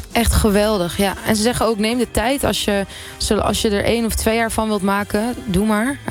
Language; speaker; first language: Dutch; native; Dutch